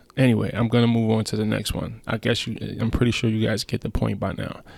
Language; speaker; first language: English; native; English